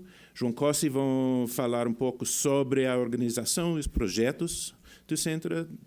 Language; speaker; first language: Portuguese; non-native, fluent; English